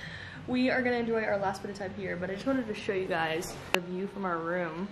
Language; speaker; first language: English; native; English